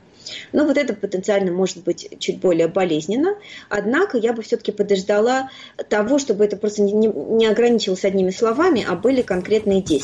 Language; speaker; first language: Russian; native; Russian